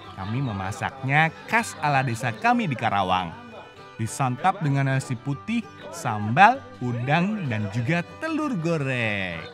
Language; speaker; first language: Indonesian; native; Indonesian